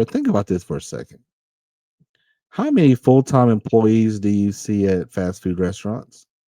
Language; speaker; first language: English; native; English